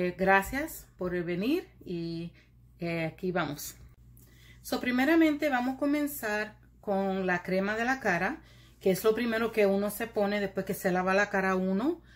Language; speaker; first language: Spanish; early bilingual, heritage; Spanish